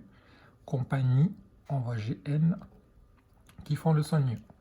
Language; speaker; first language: French; native; French